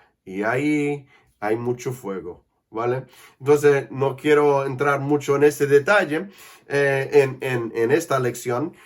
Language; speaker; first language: Spanish; non-native, fluent; English